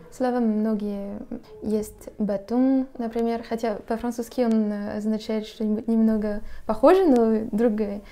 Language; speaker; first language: Russian; non-native, fluent; French